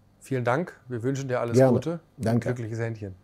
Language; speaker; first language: German; native; German